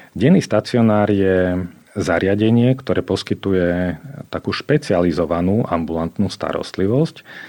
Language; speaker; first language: Slovak; native; Slovak